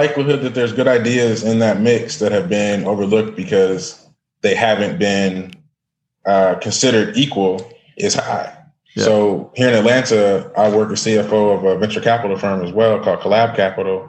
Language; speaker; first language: English; native; English